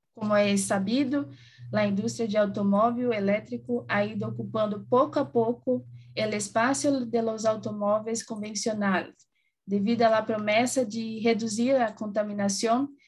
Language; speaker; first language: Spanish; non-native, learner; Portuguese